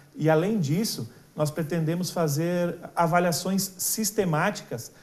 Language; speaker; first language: Portuguese; native; Portuguese